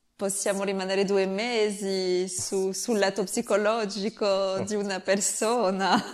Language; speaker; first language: Italian; non-native, fluent; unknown